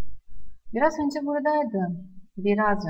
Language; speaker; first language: Turkish; non-native, fluent; Russian